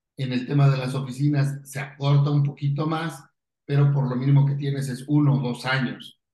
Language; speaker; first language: Spanish; native; Spanish